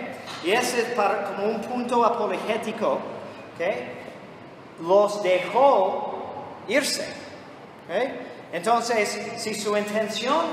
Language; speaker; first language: Spanish; non-native, fluent; English